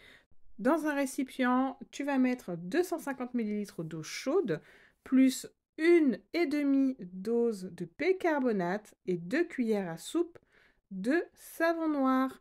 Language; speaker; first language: French; native; French